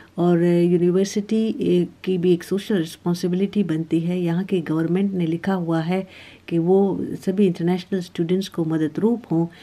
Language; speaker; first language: Hindi; native; Hindi